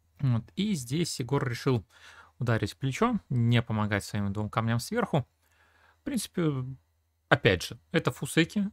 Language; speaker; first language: Russian; native; Russian